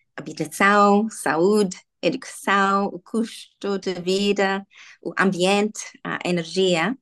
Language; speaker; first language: Portuguese; non-native, learner; English